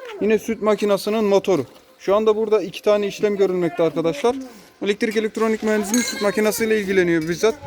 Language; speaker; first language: Turkish; native; Turkish